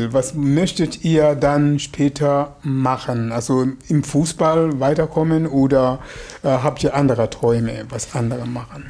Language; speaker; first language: German; non-native, fluent; Swahili